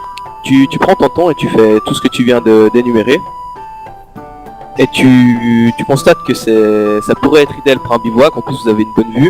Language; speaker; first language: French; native; French